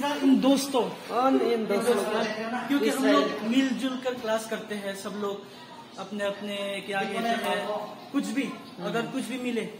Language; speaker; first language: Hindi; non-native, local second language; Kok Borok